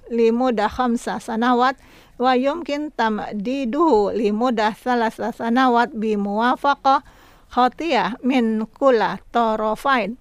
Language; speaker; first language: Arabic; non-native, fluent; Indonesian